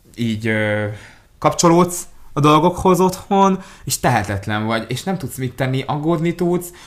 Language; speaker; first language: Hungarian; early bilingual, other home language; Hebrew